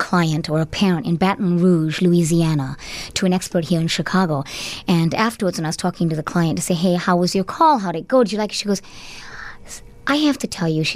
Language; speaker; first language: English; non-native, local second language; Tamil